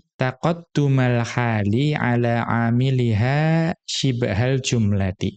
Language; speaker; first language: Arabic; non-native, fluent; Indonesian